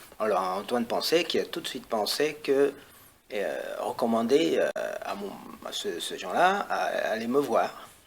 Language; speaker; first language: French; non-native, fluent; Chinese